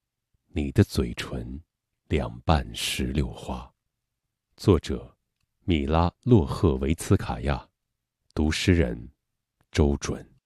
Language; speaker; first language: Chinese; native; Chinese